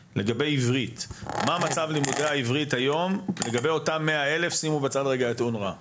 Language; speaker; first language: Hebrew; native; Hebrew